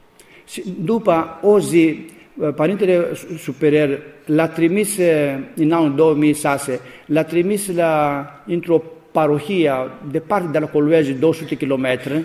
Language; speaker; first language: Romanian; non-native, learner; Greek